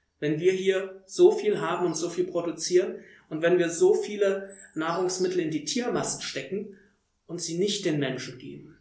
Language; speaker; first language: German; native; German